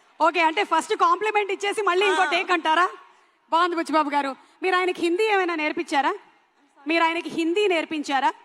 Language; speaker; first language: Telugu; native; Telugu